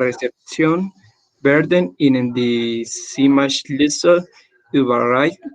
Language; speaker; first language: German; non-native, learner; Spanish